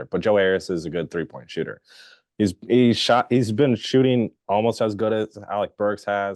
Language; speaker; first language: English; native; English